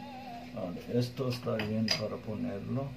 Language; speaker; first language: Spanish; non-native, fluent; Arabic